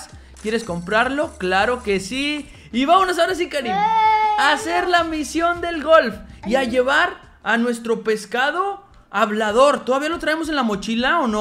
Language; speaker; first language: Spanish; native; Spanish